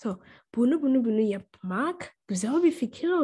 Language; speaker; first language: Turkish; non-native, fluent; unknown